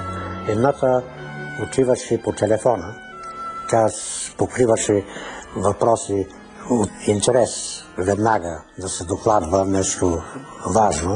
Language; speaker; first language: Bulgarian; native; Bulgarian